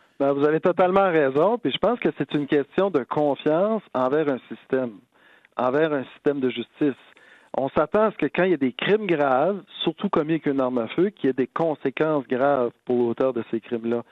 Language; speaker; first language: French; native; French